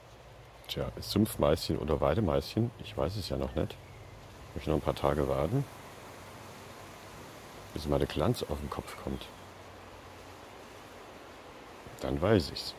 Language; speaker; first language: German; native; German